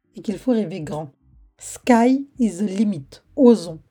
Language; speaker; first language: French; native; French